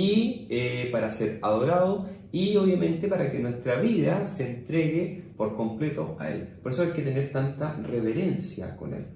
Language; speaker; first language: Spanish; native; Spanish